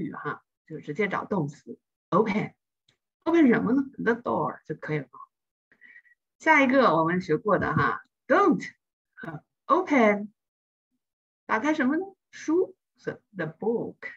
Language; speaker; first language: Chinese; native; Chinese